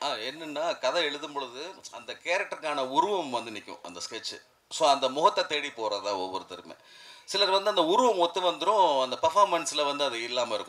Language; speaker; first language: Tamil; native; Tamil